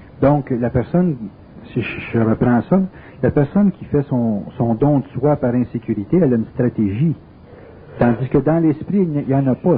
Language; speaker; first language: French; native; French